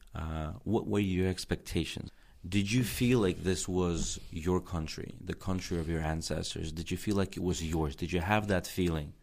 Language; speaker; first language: English; non-native, fluent; Tajik